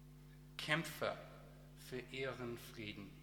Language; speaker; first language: German; non-native, learner; English